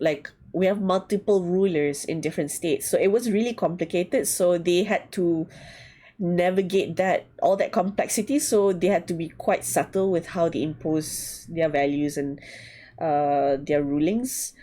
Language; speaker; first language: English; non-native, learner; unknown